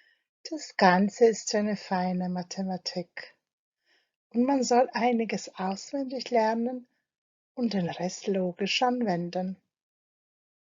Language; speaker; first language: German; non-native, fluent; Croatian